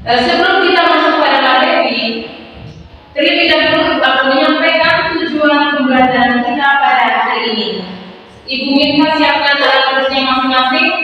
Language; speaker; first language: Indonesian; native; Indonesian